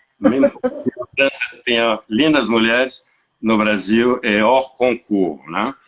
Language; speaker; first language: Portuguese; non-native, fluent; French